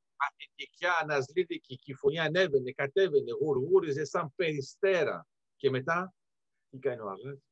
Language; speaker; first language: Greek; early bilingual, heritage; Greek